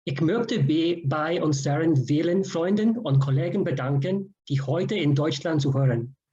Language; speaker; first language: German; non-native, learner; English